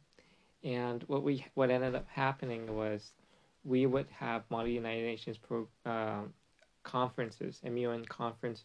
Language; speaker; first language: English; non-native, fluent; Chinese